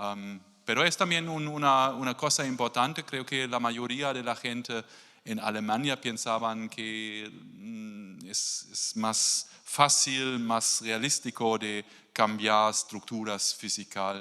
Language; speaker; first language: Spanish; non-native, learner; German